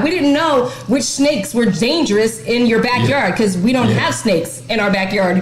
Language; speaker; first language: English; native; English